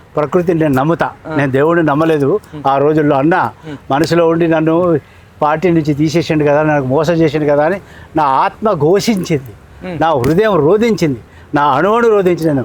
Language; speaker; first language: Telugu; non-native, local second language; Lambadi